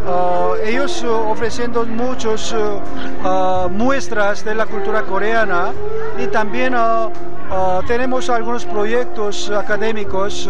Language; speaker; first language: Spanish; non-native, fluent; Korean